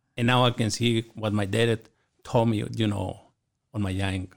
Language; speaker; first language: English; non-native, learner; Spanish